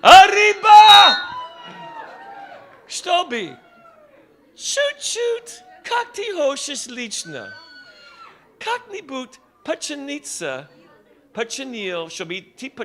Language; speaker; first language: Russian; non-native, learner; English